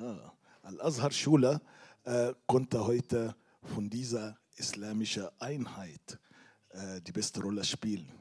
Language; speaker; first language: German; non-native, fluent; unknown